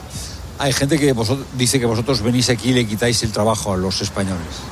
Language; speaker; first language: Spanish; native; Spanish